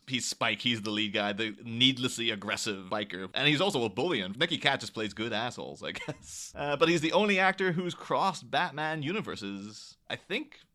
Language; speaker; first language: English; native; English